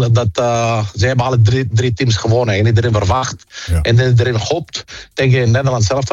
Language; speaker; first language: Dutch; non-native, fluent; Greek